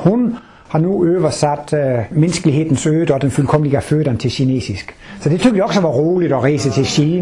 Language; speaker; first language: Swedish; non-native, fluent; Danish